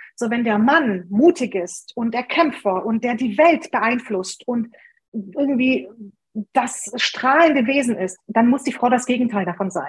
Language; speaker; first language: German; early bilingual, other home language; Hungarian